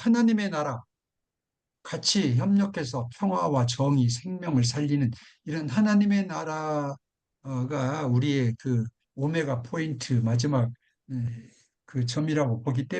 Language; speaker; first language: Korean; native; Korean